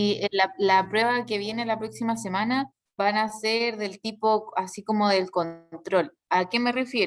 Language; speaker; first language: Spanish; native; Spanish